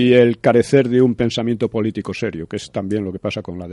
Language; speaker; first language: Spanish; native; Spanish